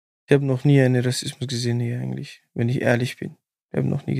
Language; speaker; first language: German; non-native, fluent; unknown